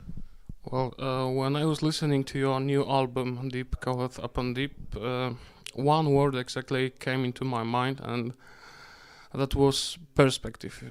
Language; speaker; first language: English; non-native, fluent; Polish